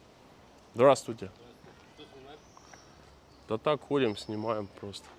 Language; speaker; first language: Russian; native; Russian